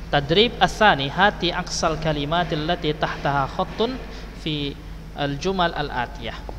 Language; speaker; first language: Arabic; non-native, fluent; Indonesian